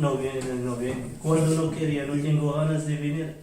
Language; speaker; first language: Spanish; early bilingual, other home language; Arabic